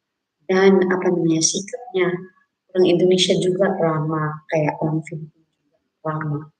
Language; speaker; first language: Indonesian; non-native, fluent; Filipino